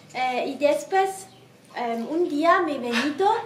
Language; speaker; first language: Spanish; non-native, learner; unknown